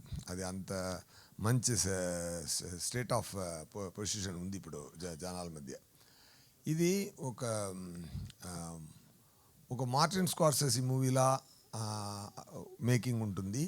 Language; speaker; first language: Telugu; non-native, learner; Tamil